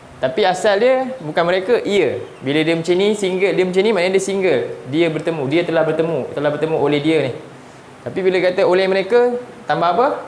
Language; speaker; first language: Malay; native; Malay